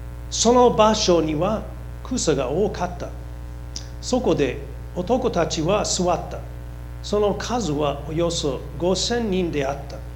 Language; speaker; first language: Japanese; non-native, fluent; English